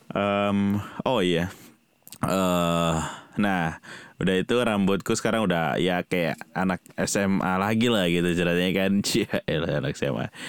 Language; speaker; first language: Indonesian; non-native, local second language; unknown